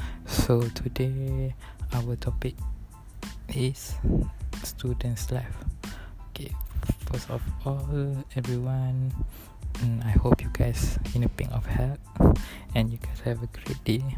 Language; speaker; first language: English; non-native, learner; Malay